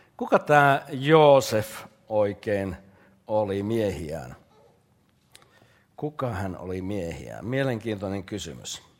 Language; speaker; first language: Finnish; native; Finnish